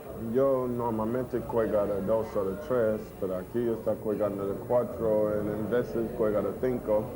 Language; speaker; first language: Spanish; non-native, learner; English